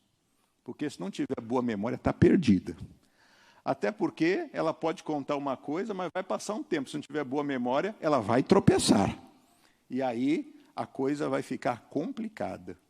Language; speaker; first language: Portuguese; native; Portuguese